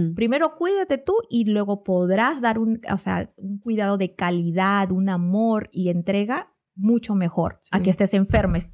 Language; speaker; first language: Spanish; native; Spanish